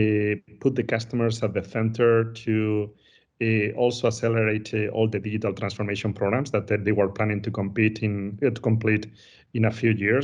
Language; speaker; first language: English; non-native, fluent; Spanish